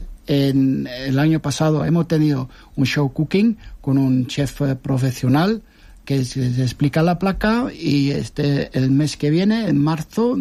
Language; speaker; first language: Spanish; non-native, fluent; Dutch